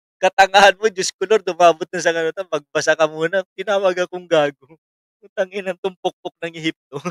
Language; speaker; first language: Filipino; native; Filipino